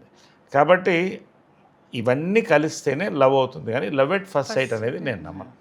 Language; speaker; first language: Telugu; native; Telugu